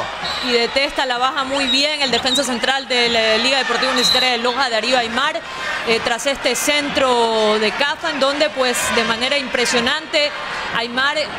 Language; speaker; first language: Spanish; native; Spanish